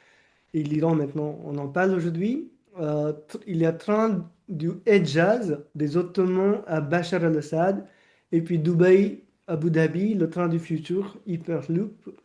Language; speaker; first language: French; non-native, fluent; Marathi